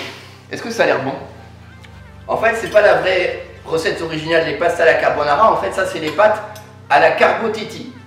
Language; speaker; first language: French; native; French